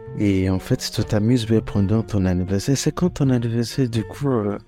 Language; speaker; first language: French; non-native, fluent; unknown